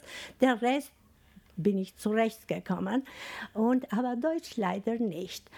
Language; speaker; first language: German; non-native, fluent; Albanian